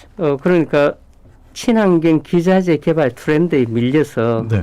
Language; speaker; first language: Korean; native; Korean